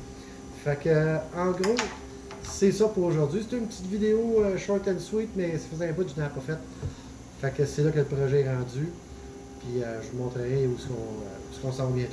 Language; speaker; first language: French; native; French